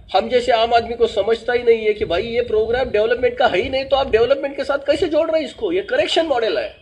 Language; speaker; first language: Hindi; native; Hindi